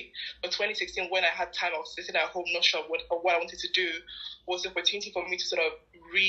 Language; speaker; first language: English; non-native, local second language; Yoruba